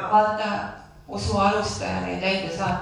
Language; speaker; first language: Finnish; non-native, learner; Estonian